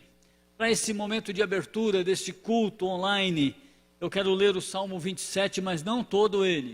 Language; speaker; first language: Portuguese; native; Portuguese